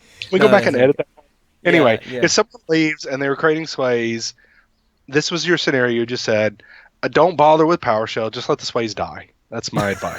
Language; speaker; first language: English; native; English